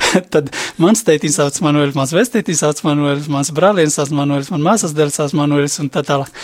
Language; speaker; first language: Latvian; non-native, fluent; Spanish